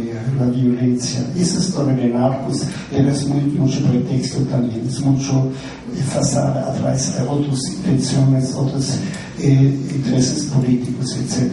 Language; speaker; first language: Spanish; non-native, fluent; German